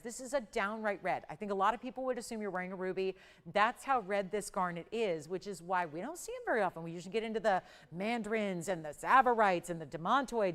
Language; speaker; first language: English; native; English